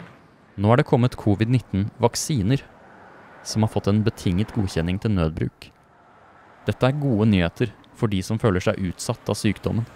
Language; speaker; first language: Norwegian; native; Norwegian